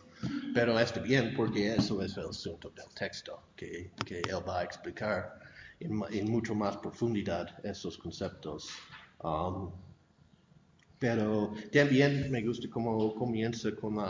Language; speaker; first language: Spanish; non-native, fluent; English